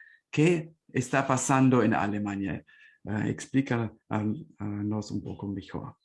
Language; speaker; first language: Spanish; non-native, fluent; German